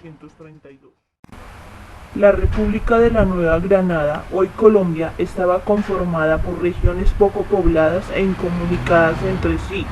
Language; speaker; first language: Spanish; native; Spanish